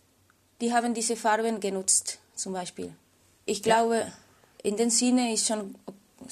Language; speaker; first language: German; non-native, fluent; Spanish